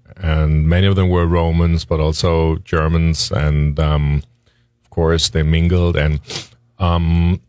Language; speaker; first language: English; non-native, fluent; German